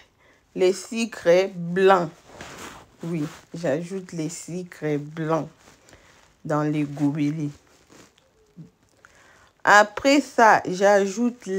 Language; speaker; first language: French; non-native, local second language; Lingala